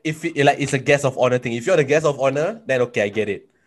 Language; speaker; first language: English; non-native, local second language; Malay